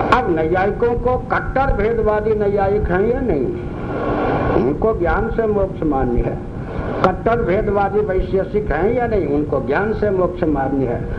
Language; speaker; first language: Hindi; non-native, local second language; Maithili